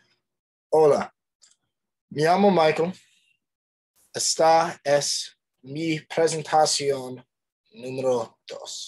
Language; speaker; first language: Spanish; non-native, learner; English